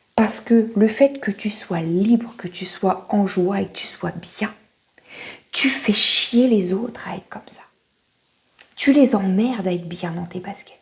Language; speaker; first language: French; native; French